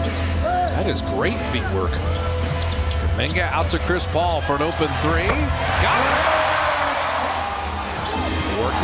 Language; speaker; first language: English; native; English